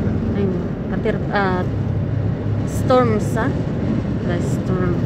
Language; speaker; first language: Arabic; non-native, learner; Filipino